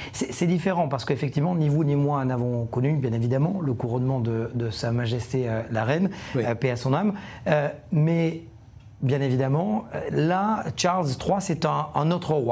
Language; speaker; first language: French; native; French